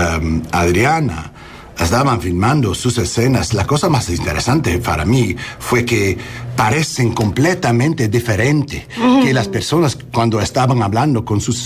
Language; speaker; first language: Spanish; non-native, learner; English